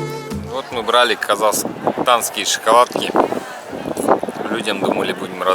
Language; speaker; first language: Russian; non-native, local second language; Kazakh